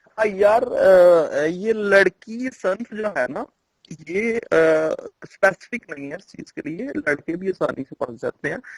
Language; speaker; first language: Urdu; non-native, local second language; Punjabi